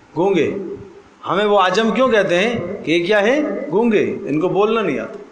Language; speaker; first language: Urdu; native; Urdu